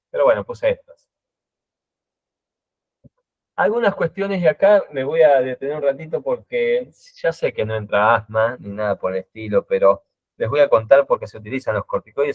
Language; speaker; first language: Spanish; native; Spanish